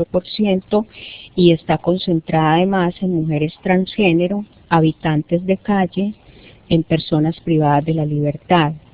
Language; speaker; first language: Spanish; native; Spanish